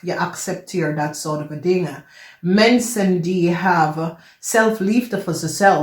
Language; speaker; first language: Dutch; non-native, fluent; English